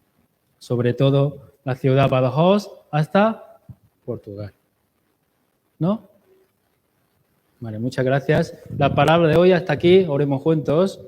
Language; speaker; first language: Spanish; non-native, learner; Chinese